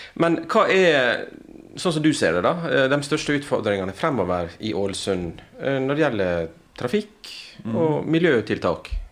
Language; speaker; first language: Norwegian; native; Norwegian